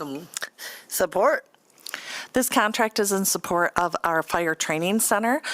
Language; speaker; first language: English; native; English